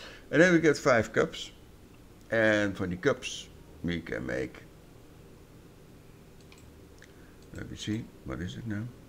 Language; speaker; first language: English; non-native, learner; Dutch